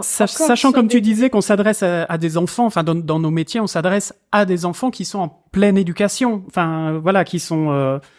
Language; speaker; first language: French; native; French